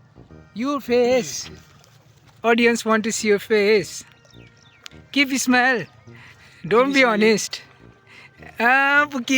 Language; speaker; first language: English; non-native, learner; Nepali